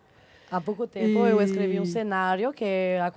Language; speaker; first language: Portuguese; non-native, fluent; French